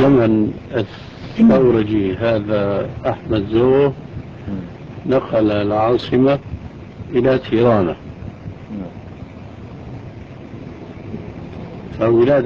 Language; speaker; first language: Arabic; early bilingual, other home language; Albanian